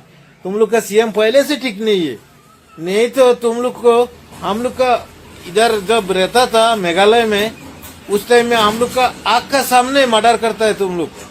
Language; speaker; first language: Hindi; non-native, local second language; Assamese